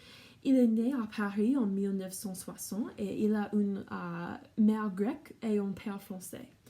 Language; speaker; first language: French; non-native, learner; English